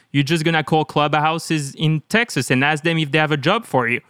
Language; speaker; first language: English; non-native, fluent; French